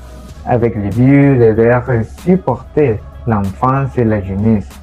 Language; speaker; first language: French; non-native, learner; Spanish